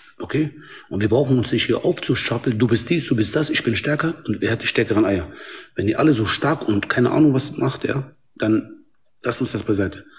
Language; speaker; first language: German; early bilingual, other home language; Arabic